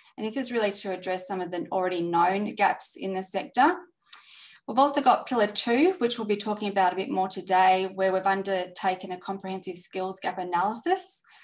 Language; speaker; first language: English; native; English